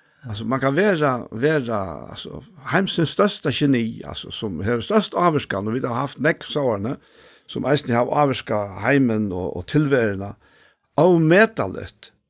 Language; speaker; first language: Danish; non-native, local second language; Faroese